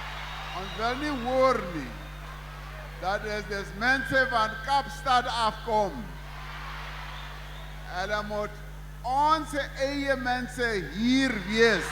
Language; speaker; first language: Afrikaans; non-native, local second language; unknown